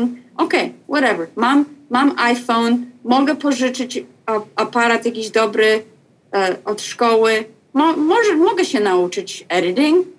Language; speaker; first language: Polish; early bilingual, heritage; Polish